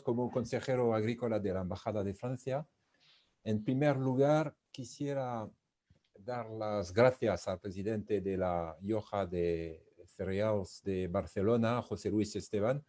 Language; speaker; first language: Spanish; non-native, fluent; French